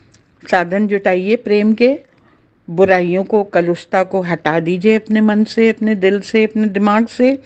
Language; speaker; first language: Hindi; native; Hindi